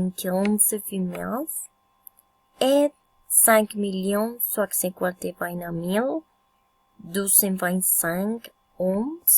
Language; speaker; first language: French; non-native, learner; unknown